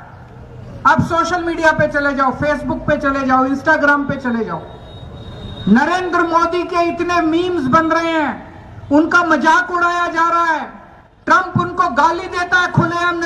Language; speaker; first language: Hindi; native; Hindi